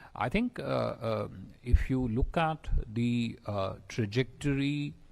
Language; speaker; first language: English; non-native, local second language; Hindi